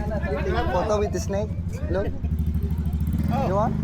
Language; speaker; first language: English; non-native, learner; Indonesian